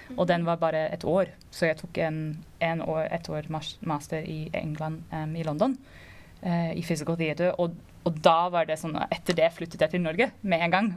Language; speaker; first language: Norwegian; non-native, fluent; English